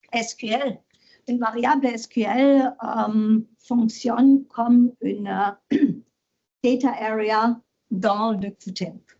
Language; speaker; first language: French; non-native, learner; German